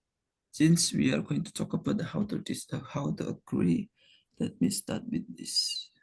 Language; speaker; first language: English; non-native, fluent; Indonesian